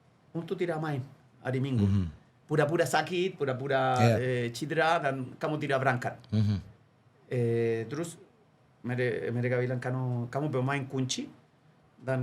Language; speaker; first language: Indonesian; non-native, fluent; Spanish